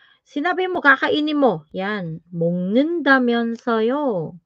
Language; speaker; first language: Korean; non-native, fluent; Filipino